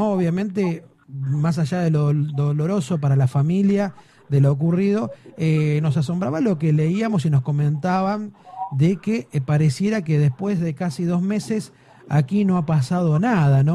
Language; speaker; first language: Spanish; native; Spanish